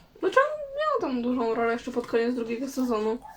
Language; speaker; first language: Polish; native; Polish